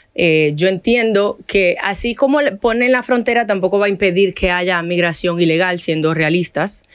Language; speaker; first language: Spanish; non-native, fluent; Haitian Creole